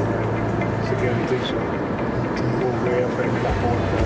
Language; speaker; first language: French; non-native, local second language; Morisyen